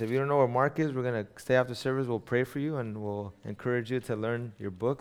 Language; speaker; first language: English; early bilingual, other home language; Spanish